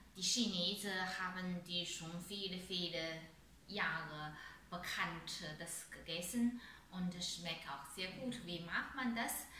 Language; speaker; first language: German; non-native, learner; Chinese